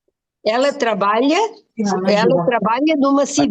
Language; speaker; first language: Portuguese; non-native, fluent; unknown